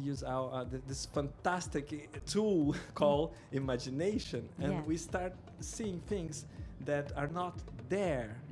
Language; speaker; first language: English; non-native, fluent; Portuguese